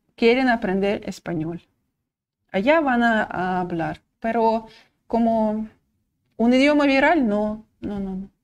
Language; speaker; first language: Spanish; non-native, fluent; Russian